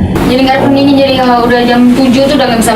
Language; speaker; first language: Indonesian; native; Indonesian